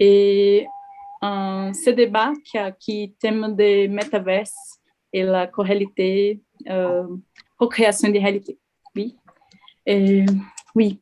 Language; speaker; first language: French; non-native, local second language; Portuguese